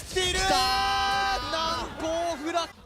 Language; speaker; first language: Japanese; native; Japanese